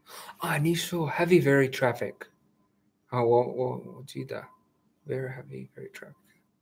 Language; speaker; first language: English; non-native, learner; Chinese